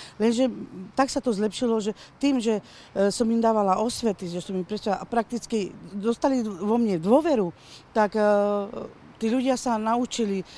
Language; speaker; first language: Slovak; non-native, local second language; Romany